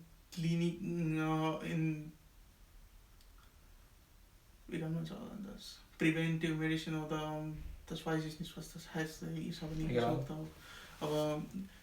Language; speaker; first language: German; non-native, learner; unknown